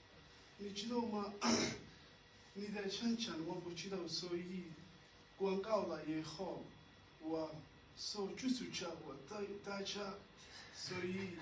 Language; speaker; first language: Chinese; non-native, learner; Somali